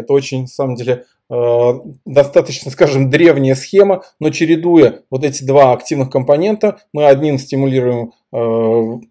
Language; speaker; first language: Russian; native; Russian